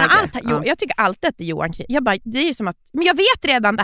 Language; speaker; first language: Swedish; native; Swedish